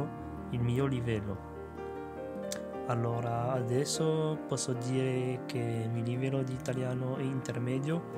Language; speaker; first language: Italian; non-native, learner; French